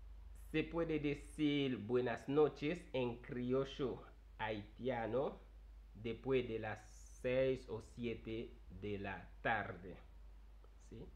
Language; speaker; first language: Spanish; non-native, fluent; Haitian Creole